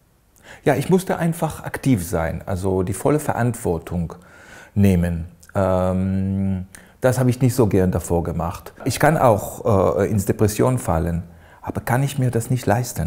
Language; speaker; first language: German; non-native, fluent; Hebrew